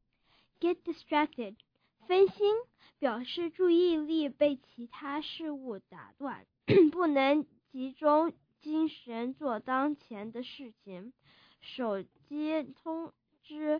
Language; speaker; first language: Chinese; early bilingual, heritage; Chinese